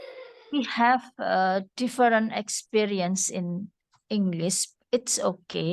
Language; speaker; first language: English; non-native, fluent; Indonesian